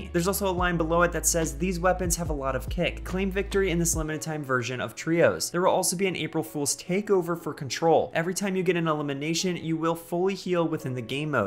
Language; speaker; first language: English; native; English